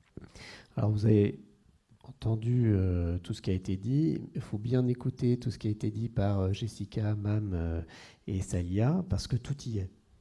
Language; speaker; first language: French; native; French